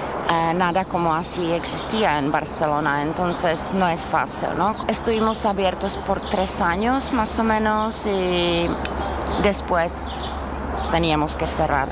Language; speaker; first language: Spanish; non-native, learner; Czech